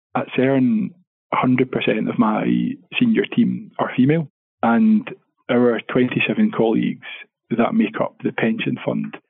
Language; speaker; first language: English; native; English